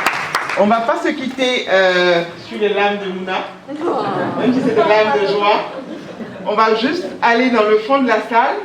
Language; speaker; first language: French; native; French